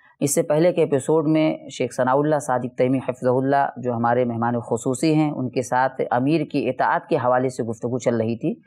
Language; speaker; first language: Urdu; native; Urdu